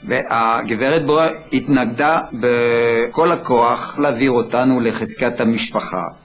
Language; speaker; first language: Hebrew; early bilingual, other home language; French